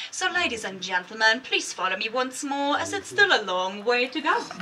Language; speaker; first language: English; non-native, fluent; German